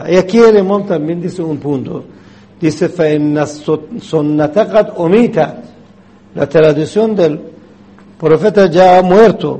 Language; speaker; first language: Spanish; non-native, fluent; Persian